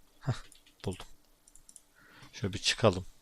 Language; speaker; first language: Turkish; native; Turkish